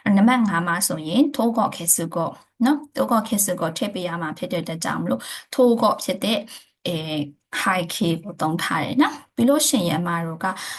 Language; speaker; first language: Burmese; native; Burmese